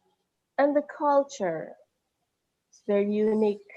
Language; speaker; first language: English; non-native, learner; Indonesian